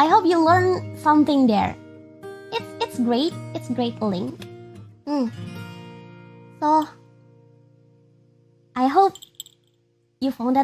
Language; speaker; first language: English; non-native, fluent; Indonesian